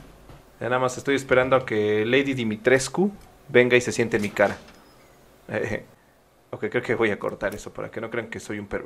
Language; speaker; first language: Spanish; native; Spanish